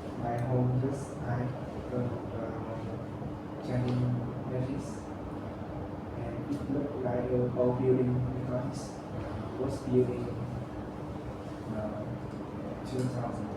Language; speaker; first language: English; non-native, learner; Chinese